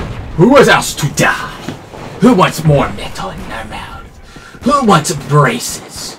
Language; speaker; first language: English; native; English